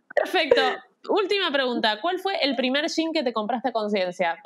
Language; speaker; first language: Spanish; native; Spanish